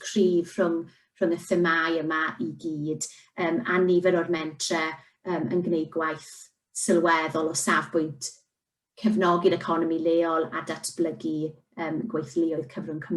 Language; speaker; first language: Welsh; native; Welsh